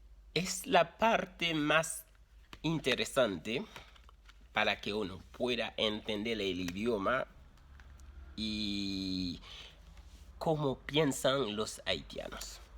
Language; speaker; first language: Spanish; non-native, fluent; Haitian Creole